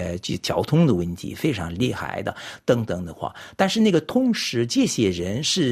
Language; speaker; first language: Chinese; non-native, fluent; French